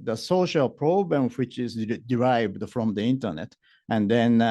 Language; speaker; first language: English; non-native, fluent; Japanese